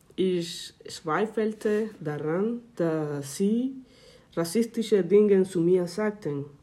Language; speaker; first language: German; non-native, learner; Spanish